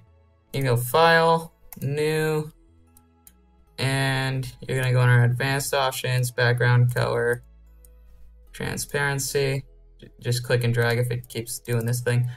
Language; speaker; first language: English; native; English